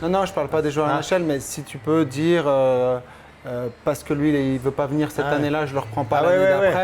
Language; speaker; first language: French; native; French